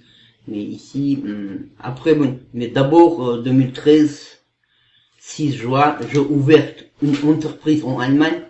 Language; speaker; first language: French; non-native, learner; Kazakh